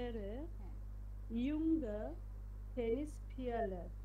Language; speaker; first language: German; non-native, learner; Bangla